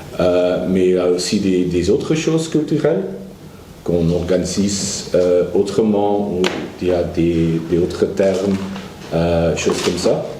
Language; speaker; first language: French; non-native, learner; Dutch